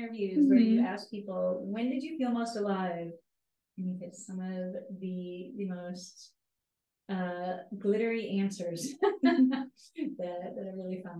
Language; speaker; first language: English; native; English